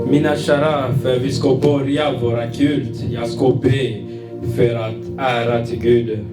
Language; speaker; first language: Swedish; non-native, learner; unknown